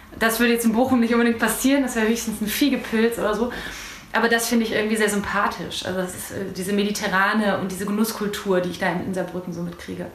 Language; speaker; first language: German; native; German